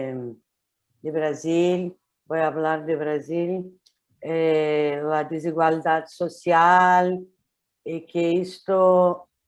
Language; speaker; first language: Spanish; non-native, learner; Portuguese